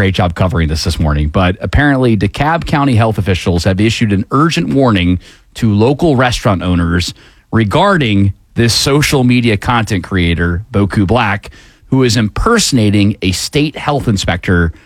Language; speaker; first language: English; native; English